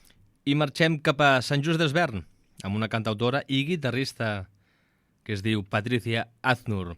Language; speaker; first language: Catalan; native; Catalan